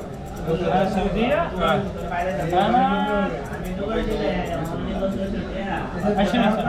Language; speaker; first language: Arabic; non-native, learner; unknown